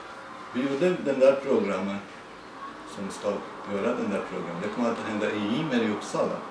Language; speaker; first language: Swedish; non-native, learner; Persian